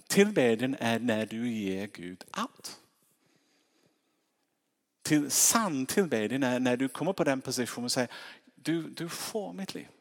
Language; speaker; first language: Swedish; non-native, fluent; English